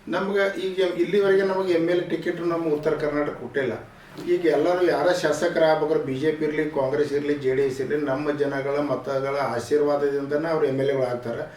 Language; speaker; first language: Kannada; native; Kannada